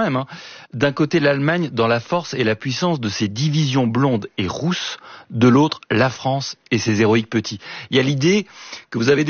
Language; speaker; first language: French; native; French